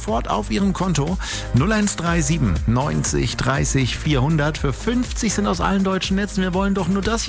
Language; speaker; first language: German; native; German